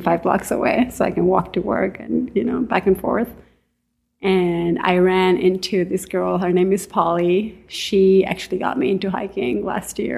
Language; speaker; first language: English; non-native, local second language; Urdu